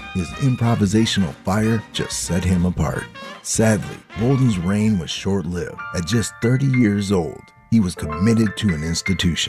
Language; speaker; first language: English; native; English